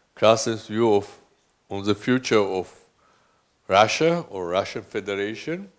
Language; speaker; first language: English; non-native, fluent; Georgian